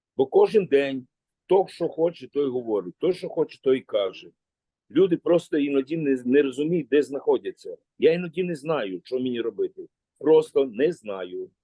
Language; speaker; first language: Ukrainian; native; Ukrainian